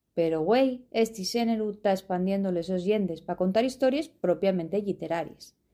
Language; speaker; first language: Asturian; non-native, local second language; Spanish